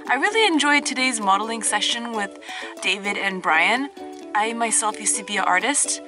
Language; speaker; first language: English; native; English